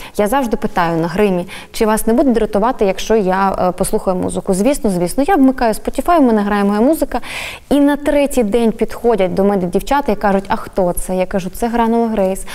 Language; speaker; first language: Ukrainian; native; Ukrainian